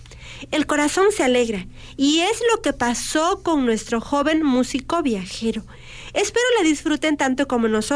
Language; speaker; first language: Spanish; native; Spanish